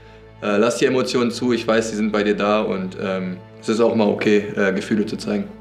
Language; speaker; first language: German; native; German